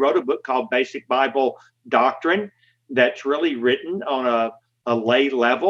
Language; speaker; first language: English; native; English